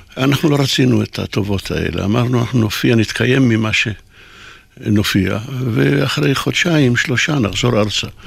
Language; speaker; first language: Hebrew; non-native, fluent; Polish